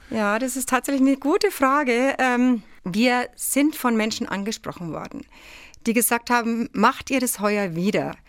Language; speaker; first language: German; native; German